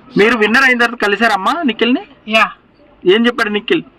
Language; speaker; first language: Telugu; native; Telugu